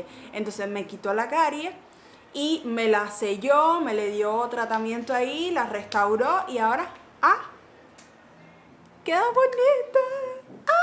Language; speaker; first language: Spanish; native; Spanish